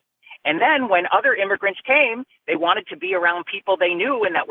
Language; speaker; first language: English; native; English